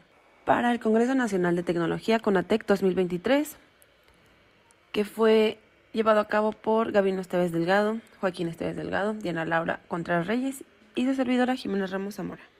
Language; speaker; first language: Spanish; native; Spanish